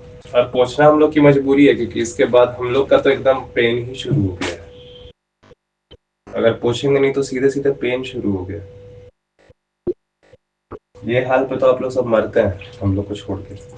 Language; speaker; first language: Hindi; native; Hindi